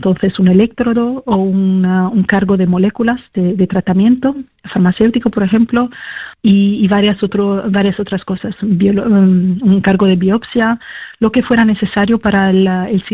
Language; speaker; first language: Spanish; non-native, fluent; French